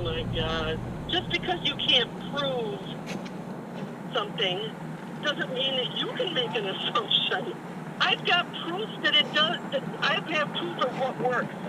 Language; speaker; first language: English; native; English